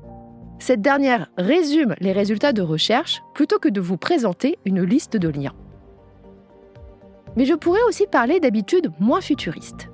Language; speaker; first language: French; native; French